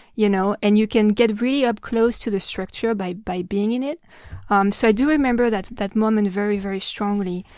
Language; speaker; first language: English; non-native, fluent; French